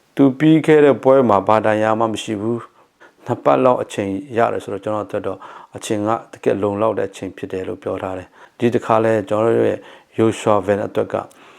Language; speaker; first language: Burmese; native; Burmese